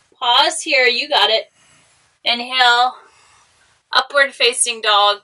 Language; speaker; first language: English; native; English